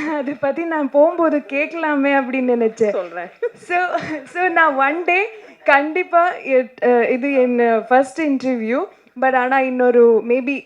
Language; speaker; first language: Tamil; non-native, learner; Kannada